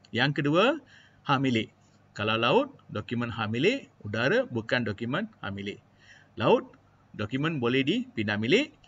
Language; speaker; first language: Malay; non-native, local second language; Malayalam